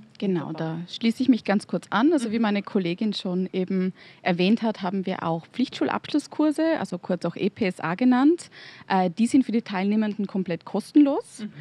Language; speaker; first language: German; native; German